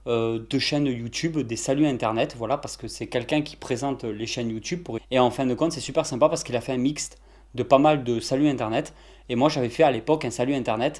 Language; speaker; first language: French; native; French